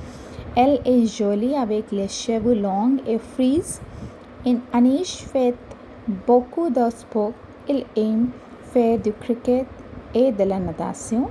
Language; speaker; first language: French; non-native, fluent; Hindi